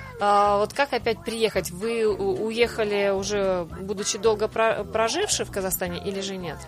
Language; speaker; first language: Russian; native; Russian